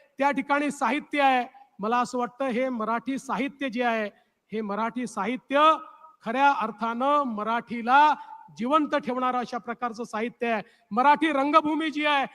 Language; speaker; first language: Marathi; native; Marathi